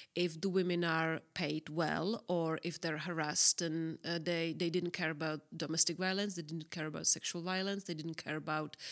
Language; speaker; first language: English; non-native, fluent; Czech